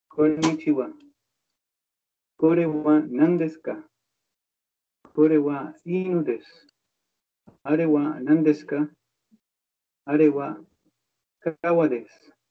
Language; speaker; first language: Japanese; non-native, learner; Spanish